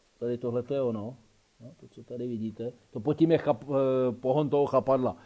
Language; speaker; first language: Czech; native; Czech